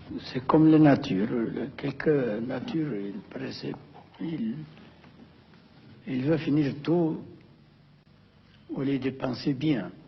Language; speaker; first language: French; non-native, fluent; Amharic